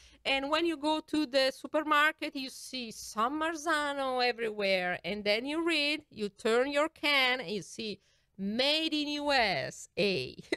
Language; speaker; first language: English; non-native, fluent; Italian